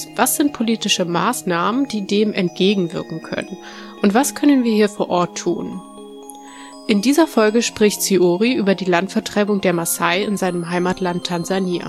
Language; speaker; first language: German; native; German